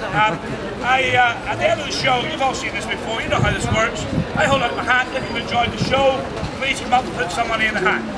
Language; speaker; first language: English; native; English